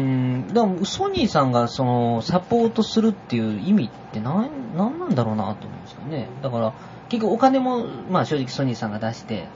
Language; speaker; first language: Japanese; native; Japanese